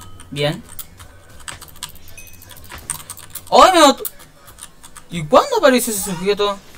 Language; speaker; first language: Spanish; native; Spanish